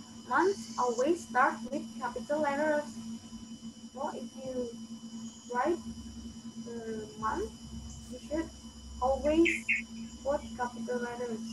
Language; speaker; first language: English; non-native, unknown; Indonesian